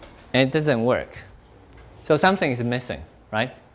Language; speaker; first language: English; non-native, fluent; Chinese